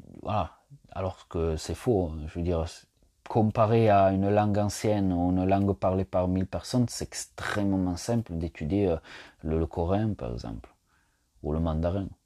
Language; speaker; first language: French; non-native, fluent; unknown